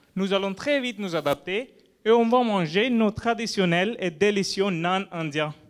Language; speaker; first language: French; non-native, fluent; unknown